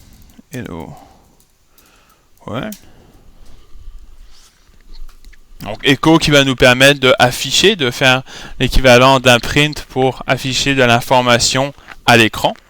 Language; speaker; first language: French; native; French